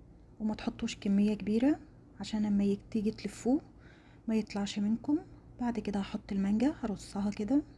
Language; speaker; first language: Arabic; native; Arabic